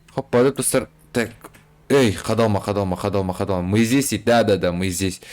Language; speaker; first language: Russian; non-native, local second language; Kazakh